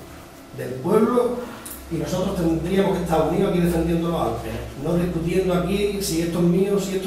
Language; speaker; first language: Spanish; native; Spanish